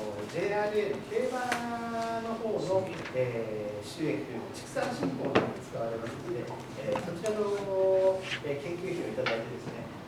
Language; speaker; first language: Japanese; native; Japanese